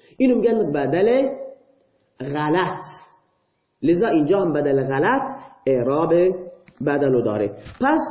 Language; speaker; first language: Persian; non-native, local second language; Baluchi